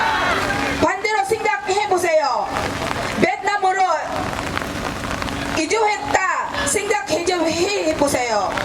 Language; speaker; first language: Korean; non-native, fluent; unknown